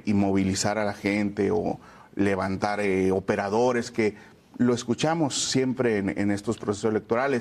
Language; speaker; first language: Spanish; native; Spanish